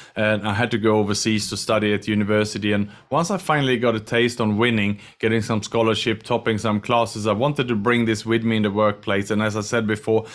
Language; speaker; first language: English; non-native, fluent; Swedish